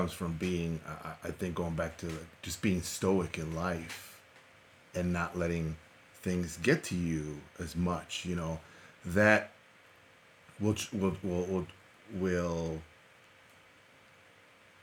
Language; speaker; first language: English; early bilingual, other home language; Spanish